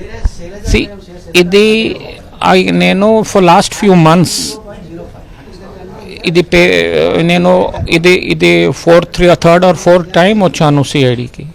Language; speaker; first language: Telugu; early bilingual, heritage; Telugu